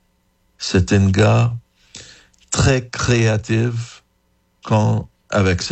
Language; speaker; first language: French; non-native, learner; English